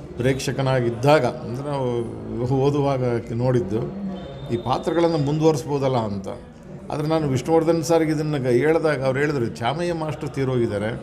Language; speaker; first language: Kannada; native; Kannada